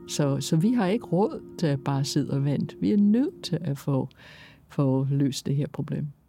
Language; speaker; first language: Danish; non-native, fluent; English